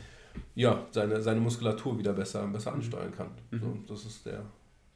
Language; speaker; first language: German; native; German